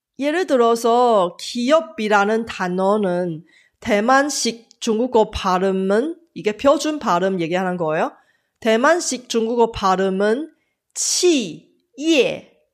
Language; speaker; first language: Korean; non-native, fluent; Chinese